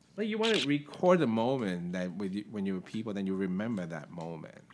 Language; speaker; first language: English; non-native, local second language; Cantonese